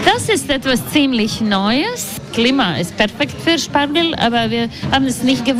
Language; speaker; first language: German; non-native, fluent; Latvian